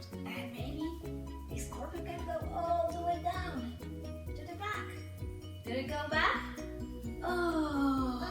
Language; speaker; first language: English; non-native, fluent; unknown